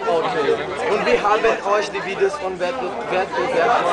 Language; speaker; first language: German; non-native, learner; Portuguese